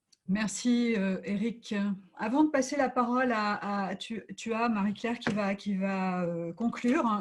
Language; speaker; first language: French; native; French